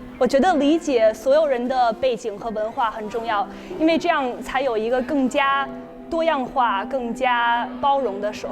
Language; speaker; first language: Chinese; early bilingual, heritage; Chinese